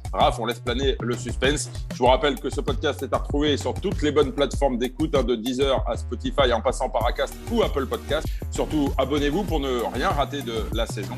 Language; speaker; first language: French; native; French